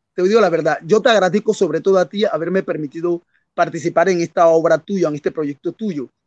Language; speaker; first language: Spanish; native; Spanish